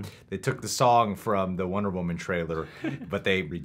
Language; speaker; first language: English; native; English